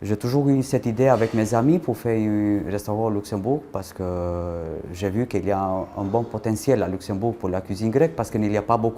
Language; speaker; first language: French; non-native, fluent; Greek